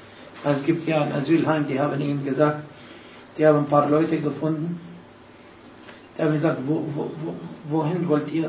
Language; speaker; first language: German; non-native, fluent; Arabic